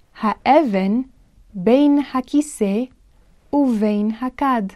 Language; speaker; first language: Hebrew; non-native, fluent; English